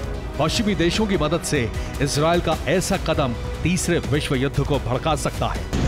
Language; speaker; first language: Hindi; native; Hindi